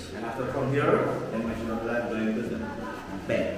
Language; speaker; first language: English; non-native, learner; Indonesian